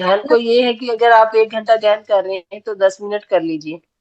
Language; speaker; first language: Hindi; native; Hindi